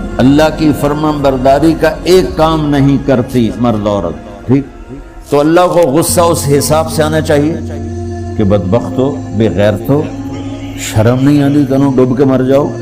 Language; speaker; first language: Urdu; non-native, local second language; Punjabi